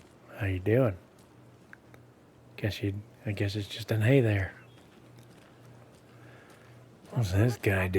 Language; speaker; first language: English; native; English